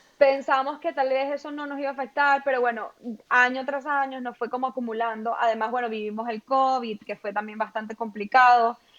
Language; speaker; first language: Spanish; native; Spanish